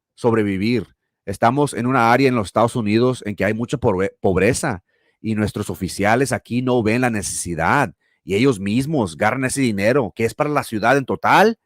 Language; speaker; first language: Spanish; early bilingual, heritage; Spanish